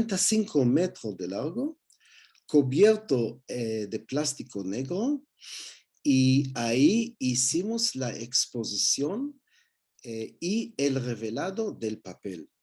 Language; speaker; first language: Spanish; non-native, learner; Hebrew